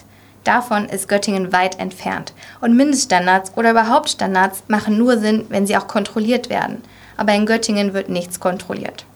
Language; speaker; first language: German; native; German